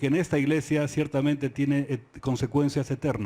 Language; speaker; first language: Spanish; native; Spanish